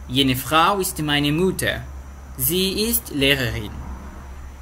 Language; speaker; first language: German; non-native, learner; Portuguese